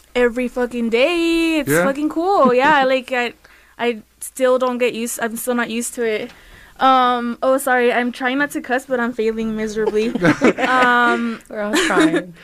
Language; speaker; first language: English; early bilingual, other home language; Spanish